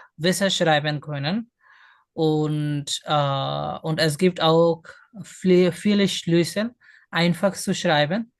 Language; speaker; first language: German; non-native, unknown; Bangla